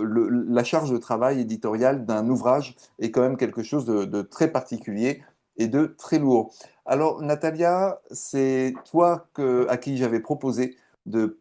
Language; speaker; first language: French; native; French